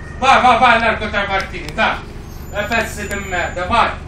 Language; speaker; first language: Italian; non-native, learner; Arabic